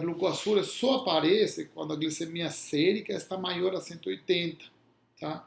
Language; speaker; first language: Portuguese; non-native, fluent; Spanish